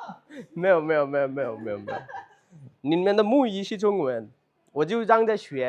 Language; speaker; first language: Chinese; non-native, learner; Bangla